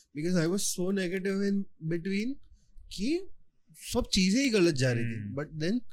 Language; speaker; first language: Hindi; non-native, local second language; Marathi